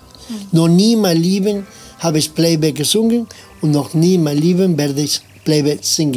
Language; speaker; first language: German; non-native, fluent; Spanish